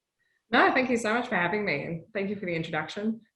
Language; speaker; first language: English; native; English